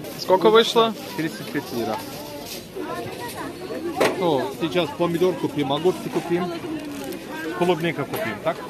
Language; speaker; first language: Russian; non-native, learner; Turkish